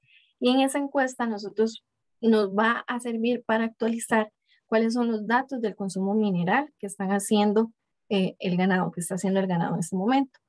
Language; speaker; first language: Spanish; native; Spanish